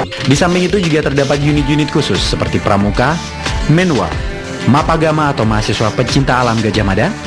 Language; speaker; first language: Indonesian; native; Indonesian